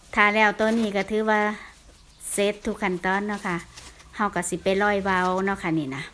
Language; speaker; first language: Thai; native; Thai